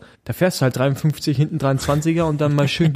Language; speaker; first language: German; native; German